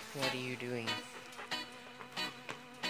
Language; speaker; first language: English; native; English